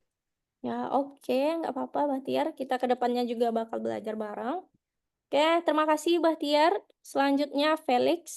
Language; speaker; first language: Indonesian; native; Indonesian